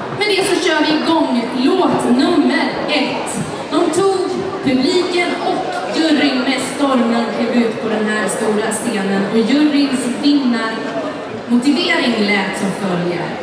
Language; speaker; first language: Swedish; native; Swedish